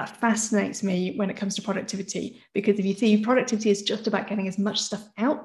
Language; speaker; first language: English; native; English